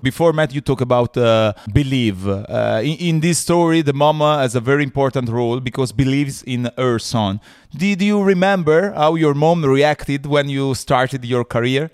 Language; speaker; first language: English; non-native, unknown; Italian